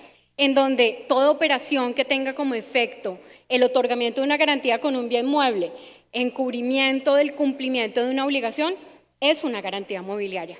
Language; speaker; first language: Spanish; native; Spanish